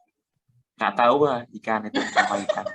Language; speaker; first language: Indonesian; non-native, learner; Khmer